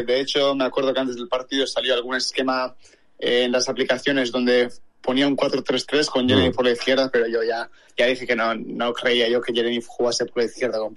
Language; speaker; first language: Spanish; native; Spanish